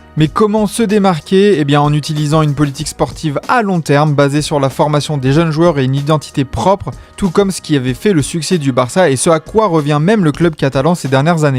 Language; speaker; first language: French; native; French